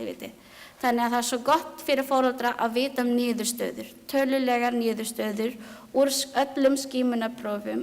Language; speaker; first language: Icelandic; non-native, learner; Filipino